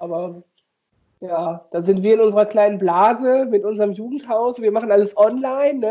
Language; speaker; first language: German; native; German